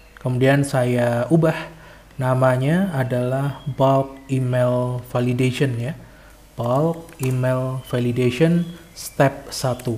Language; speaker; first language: Indonesian; native; Indonesian